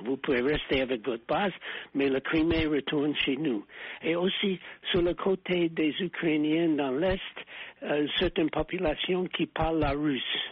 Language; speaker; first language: French; non-native, fluent; English